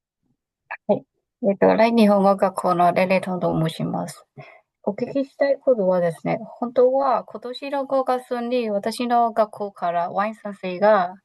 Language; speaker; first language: Japanese; non-native, fluent; Burmese